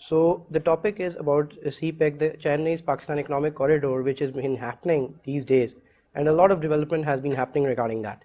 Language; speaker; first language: English; non-native, fluent; Urdu